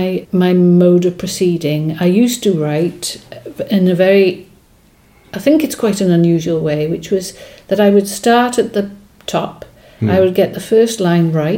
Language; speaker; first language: English; non-native, local second language; Welsh